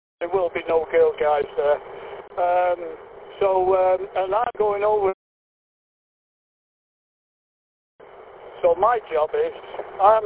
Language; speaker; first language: English; native; English